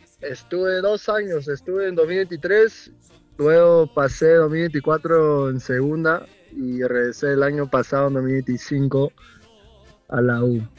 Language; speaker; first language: Spanish; early bilingual, heritage; Spanish